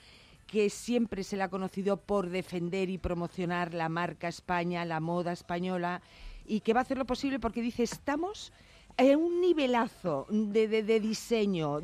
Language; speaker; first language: Spanish; native; Spanish